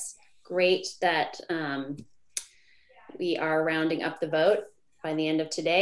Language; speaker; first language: English; native; English